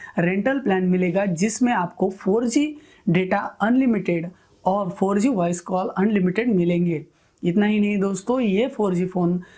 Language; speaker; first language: Hindi; non-native, local second language; Marathi